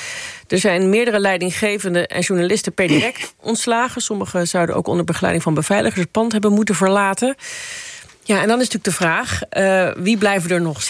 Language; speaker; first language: Dutch; native; Dutch